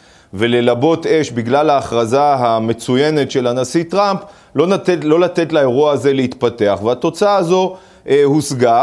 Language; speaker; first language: Hebrew; native; Hebrew